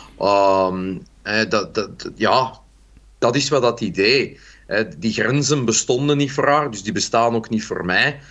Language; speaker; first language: Dutch; native; Dutch